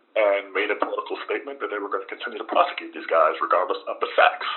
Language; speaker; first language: English; native; English